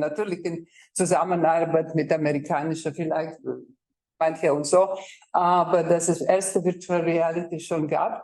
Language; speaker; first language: German; non-native, fluent; Croatian